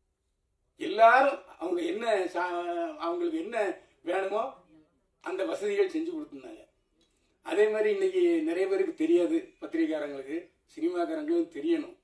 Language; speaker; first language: Tamil; native; Tamil